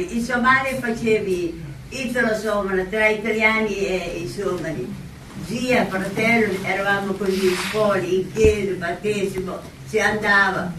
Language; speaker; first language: Italian; non-native, local second language; Somali